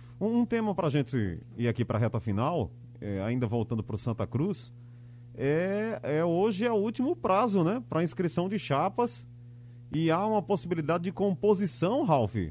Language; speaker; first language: Portuguese; native; Portuguese